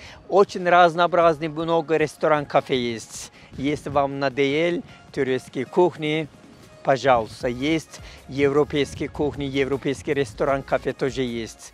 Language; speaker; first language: Russian; non-native, learner; Turkish